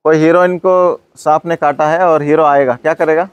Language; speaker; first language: Hindi; non-native, local second language; Kannada